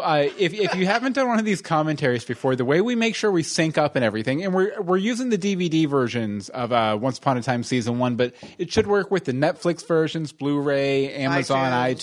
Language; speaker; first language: English; native; English